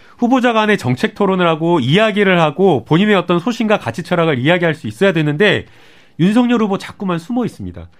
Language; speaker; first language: Korean; native; Korean